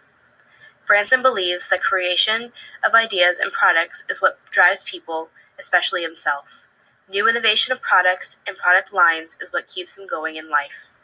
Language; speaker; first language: English; native; English